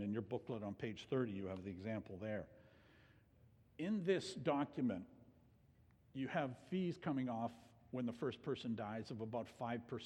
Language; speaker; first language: English; native; English